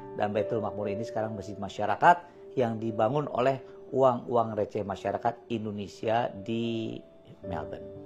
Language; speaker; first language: Indonesian; native; Indonesian